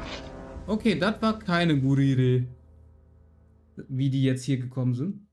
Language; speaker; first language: German; native; German